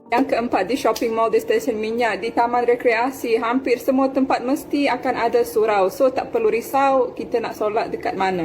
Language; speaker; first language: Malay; non-native, fluent; Bosnian